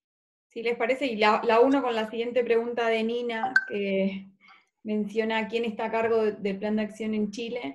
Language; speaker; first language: Spanish; native; Spanish